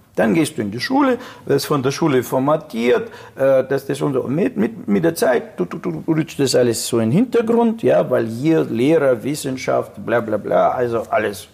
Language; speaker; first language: German; non-native, fluent; Russian